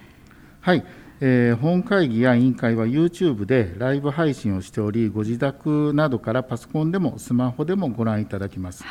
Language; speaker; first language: Japanese; native; Japanese